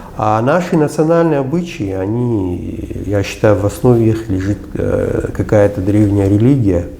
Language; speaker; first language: Russian; non-native, local second language; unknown